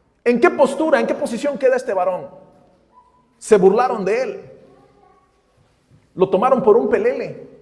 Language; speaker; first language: Spanish; native; Spanish